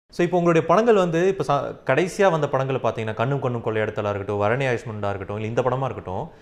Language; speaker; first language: Tamil; native; Tamil